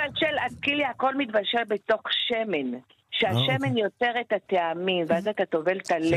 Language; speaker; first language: Hebrew; native; Hebrew